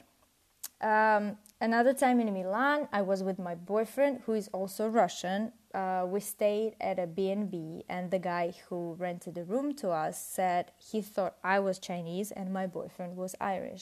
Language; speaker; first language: English; non-native, fluent; Russian